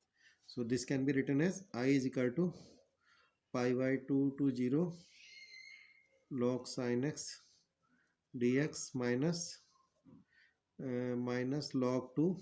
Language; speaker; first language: English; non-native, local second language; Hindi